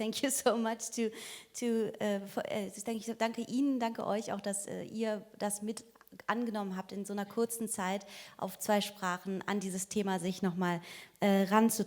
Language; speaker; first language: German; native; German